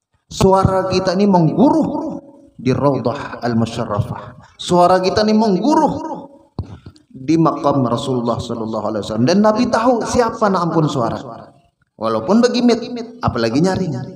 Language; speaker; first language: Indonesian; non-native, local second language; Banjar